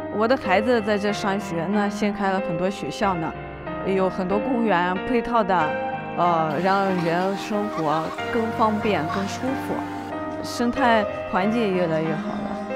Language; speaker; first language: Chinese; non-native, fluent; Russian